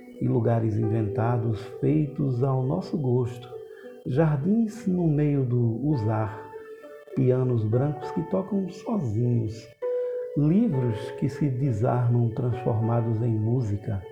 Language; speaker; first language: Portuguese; native; Portuguese